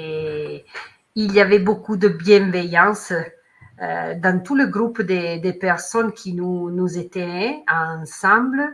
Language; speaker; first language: French; non-native, learner; Italian